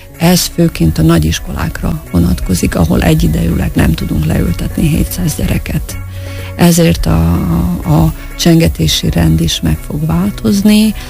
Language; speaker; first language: Hungarian; native; Hungarian